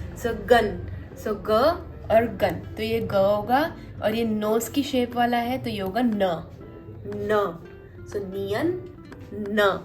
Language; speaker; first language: Hindi; native; Hindi